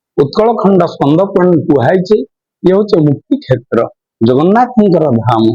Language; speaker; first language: Odia; native; Odia